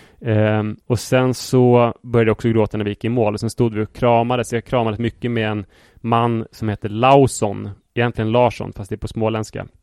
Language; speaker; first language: Swedish; native; Swedish